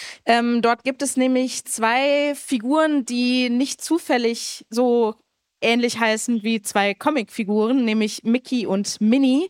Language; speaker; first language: German; native; German